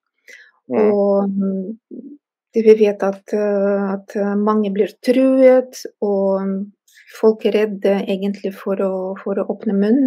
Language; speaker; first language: Norwegian; non-native, fluent; Russian